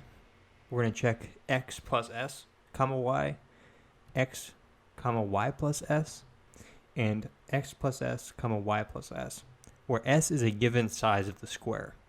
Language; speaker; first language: English; native; English